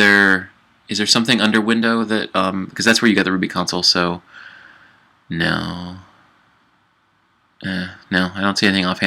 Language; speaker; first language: English; native; English